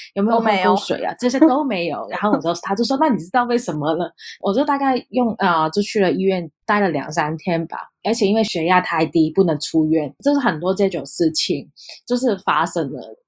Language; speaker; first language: Chinese; non-native, local second language; Cantonese